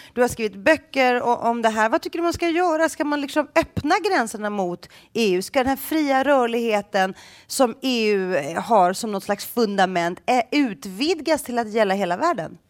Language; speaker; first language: Swedish; native; Swedish